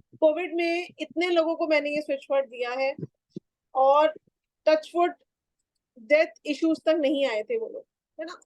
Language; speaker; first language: Hindi; native; Hindi